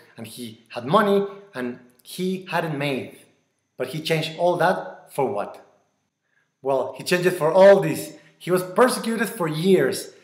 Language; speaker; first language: English; non-native, fluent; Spanish